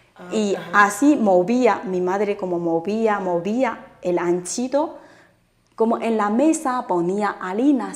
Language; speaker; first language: Spanish; non-native, fluent; Chinese